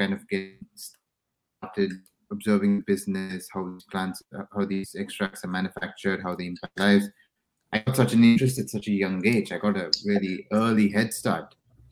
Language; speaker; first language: English; non-native, local second language; Tamil